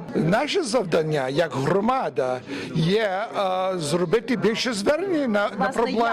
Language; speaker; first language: Ukrainian; early bilingual, heritage; Ukrainian